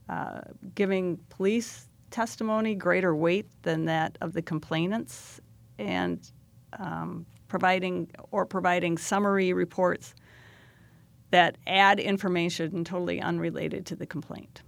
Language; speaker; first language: English; native; English